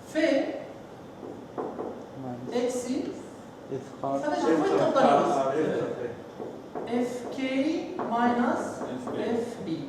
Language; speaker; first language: Turkish; non-native, learner; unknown